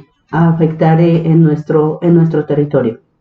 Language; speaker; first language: Spanish; native; Spanish